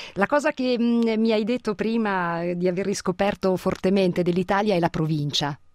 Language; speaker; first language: Italian; native; Italian